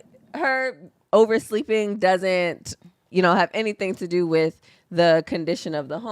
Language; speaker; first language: English; native; English